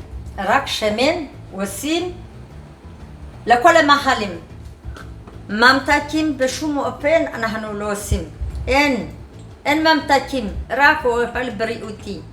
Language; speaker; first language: Hebrew; non-native, learner; Amharic